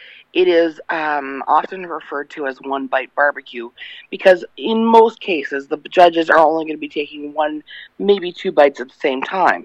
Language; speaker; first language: English; native; English